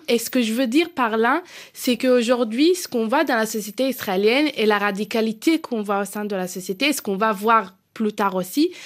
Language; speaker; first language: French; non-native, fluent; Hebrew